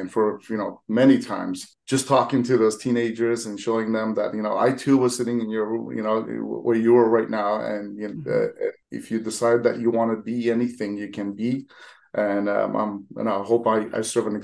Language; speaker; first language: English; early bilingual, other home language; Armenian